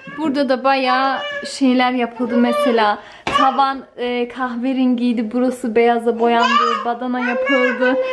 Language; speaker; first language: Turkish; early bilingual, heritage; Turkish